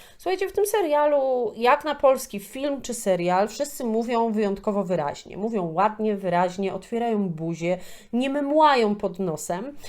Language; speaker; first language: Polish; native; Polish